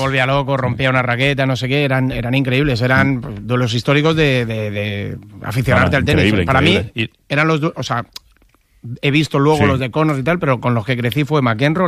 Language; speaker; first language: Spanish; native; Spanish